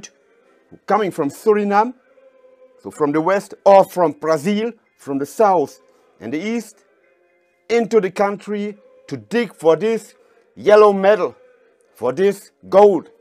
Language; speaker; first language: English; non-native, fluent; German